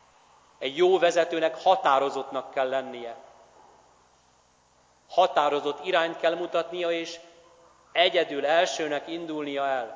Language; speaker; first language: Hungarian; native; Hungarian